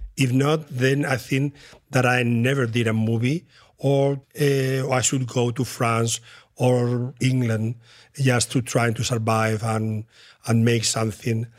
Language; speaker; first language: English; non-native, fluent; Spanish